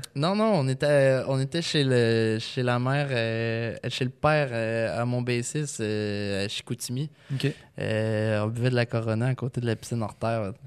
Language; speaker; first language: French; native; French